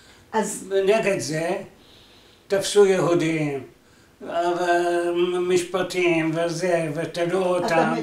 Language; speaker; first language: Hebrew; non-native, fluent; Arabic